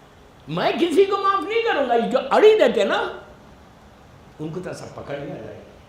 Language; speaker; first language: Urdu; native; Urdu